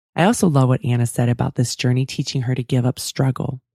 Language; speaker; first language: English; native; English